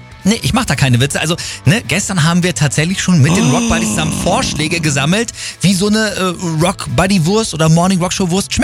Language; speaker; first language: German; native; German